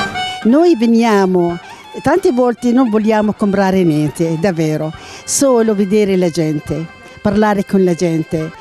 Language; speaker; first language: Italian; non-native, learner; Arabic